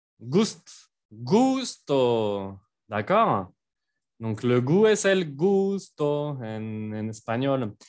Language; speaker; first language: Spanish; non-native, fluent; French